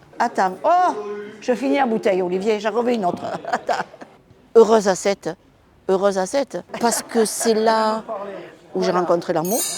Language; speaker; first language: French; early bilingual, other home language; Spanish